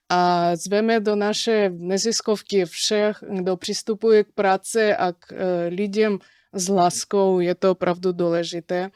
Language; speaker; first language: Czech; non-native, fluent; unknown